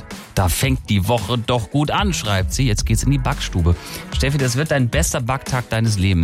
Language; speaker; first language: German; native; German